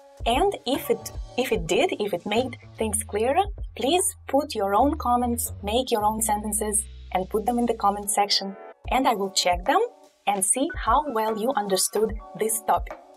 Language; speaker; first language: English; non-native, fluent; Russian